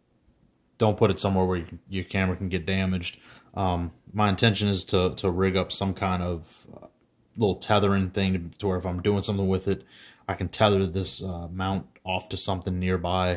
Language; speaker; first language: English; native; English